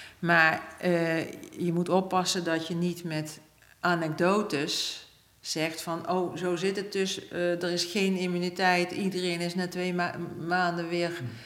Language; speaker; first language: Dutch; native; Dutch